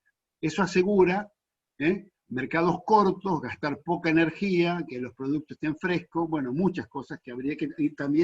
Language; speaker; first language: Spanish; native; Spanish